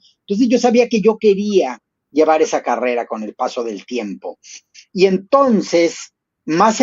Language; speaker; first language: Spanish; native; Spanish